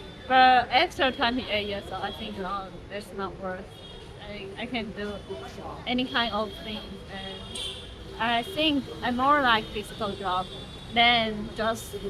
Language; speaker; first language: English; non-native, learner; Chinese